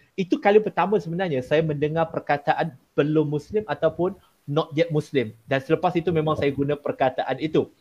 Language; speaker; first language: Malay; non-native, local second language; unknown